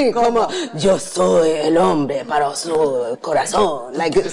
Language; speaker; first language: Spanish; non-native, learner; English